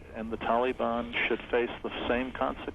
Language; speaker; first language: English; native; English